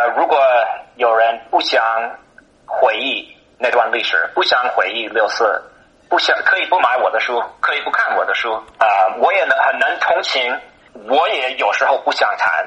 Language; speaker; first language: Chinese; non-native, fluent; English